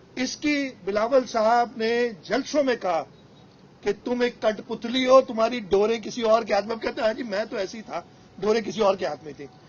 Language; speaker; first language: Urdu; non-native, local second language; Sindhi